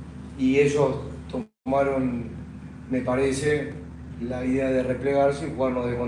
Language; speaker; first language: Spanish; native; Spanish